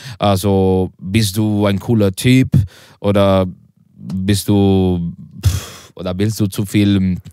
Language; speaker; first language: German; non-native, learner; Spanish